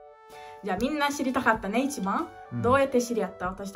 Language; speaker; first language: Japanese; non-native, learner; Portuguese